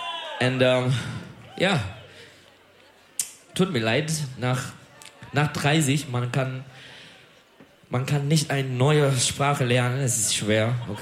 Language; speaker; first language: German; non-native, learner; Turkish